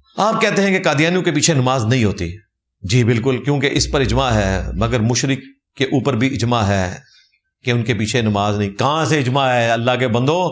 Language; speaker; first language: Urdu; non-native, local second language; Punjabi